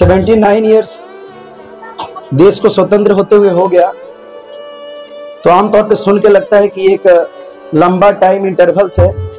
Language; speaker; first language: Hindi; native; Hindi